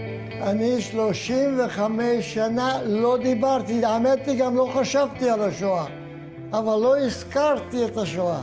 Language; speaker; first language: Hebrew; non-native, fluent; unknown